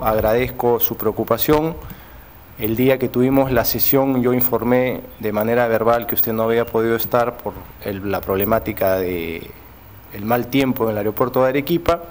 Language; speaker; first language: Spanish; native; Spanish